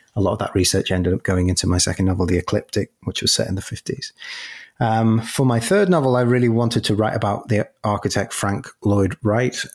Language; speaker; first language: English; native; English